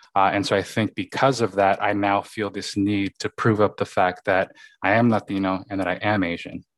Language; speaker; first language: English; early bilingual, other home language; Spanish